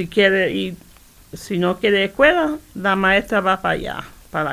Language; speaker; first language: Spanish; early bilingual, heritage; Spanish